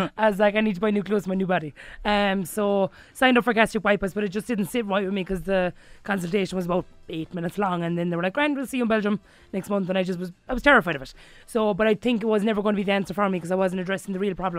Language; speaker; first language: English; native; English